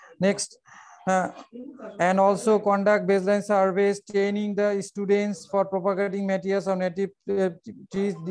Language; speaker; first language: English; non-native, local second language; Bangla